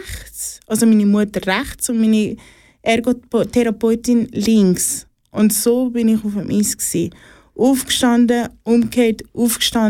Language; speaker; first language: German; native; German